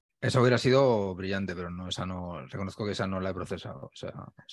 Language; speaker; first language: Spanish; native; Spanish